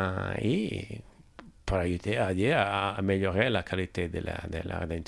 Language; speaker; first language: French; non-native, learner; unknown